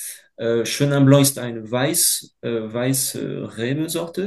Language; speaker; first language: German; non-native, fluent; French